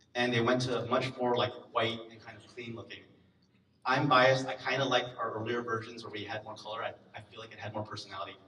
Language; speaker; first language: English; native; English